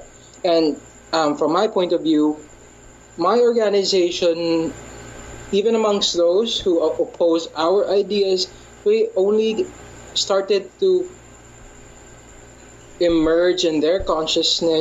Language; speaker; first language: English; non-native, local second language; Hiligaynon